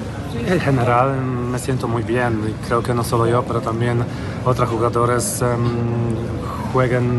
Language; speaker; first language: Spanish; non-native, fluent; Polish